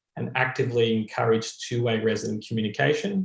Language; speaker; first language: English; native; English